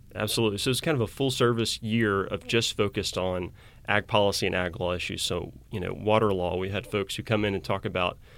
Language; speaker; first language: English; native; English